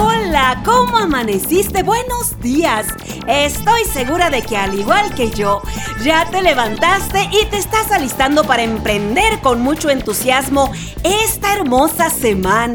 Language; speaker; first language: Spanish; native; Spanish